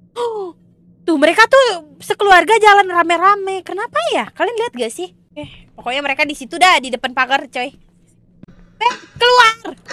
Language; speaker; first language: Indonesian; non-native, local second language; Minangkabau